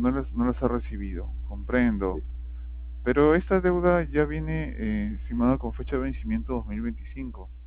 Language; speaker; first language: Spanish; native; Spanish